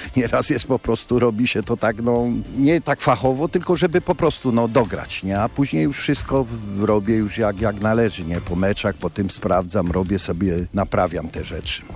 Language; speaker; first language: Polish; native; Polish